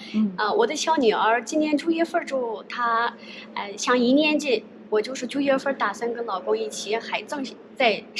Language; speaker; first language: Chinese; non-native, local second language; Uyghur